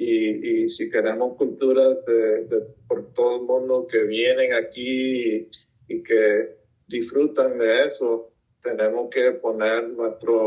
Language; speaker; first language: Spanish; early bilingual, heritage; Spanish